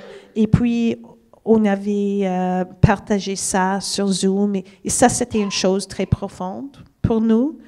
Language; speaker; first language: French; non-native, fluent; English